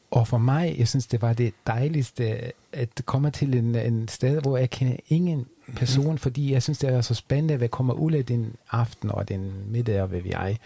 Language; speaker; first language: Danish; non-native, fluent; German